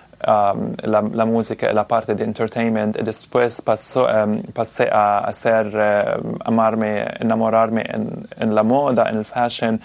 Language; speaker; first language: Spanish; non-native, learner; Italian